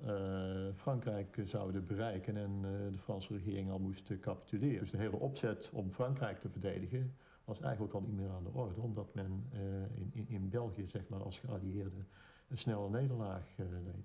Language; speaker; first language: Dutch; native; Dutch